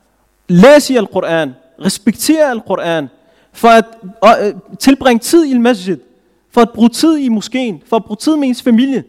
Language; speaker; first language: Danish; early bilingual, other home language; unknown